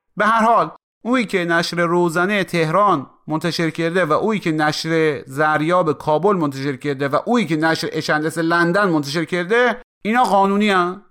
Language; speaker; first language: Persian; native; Persian